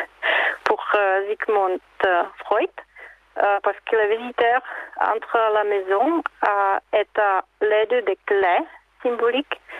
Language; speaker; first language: French; non-native, learner; Czech